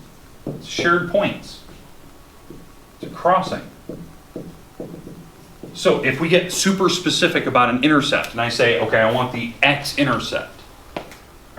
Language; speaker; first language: English; native; English